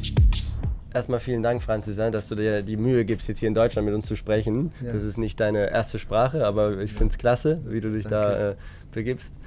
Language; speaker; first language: German; native; German